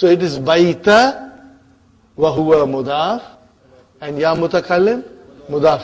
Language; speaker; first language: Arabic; non-native, fluent; English